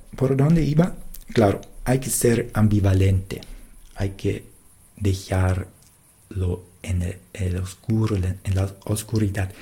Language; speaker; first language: Spanish; non-native, fluent; German